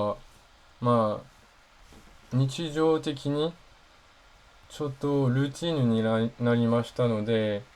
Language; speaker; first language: Japanese; non-native, learner; French